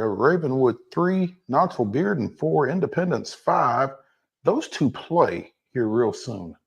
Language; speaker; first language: English; native; English